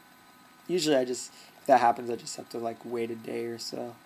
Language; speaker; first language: English; native; English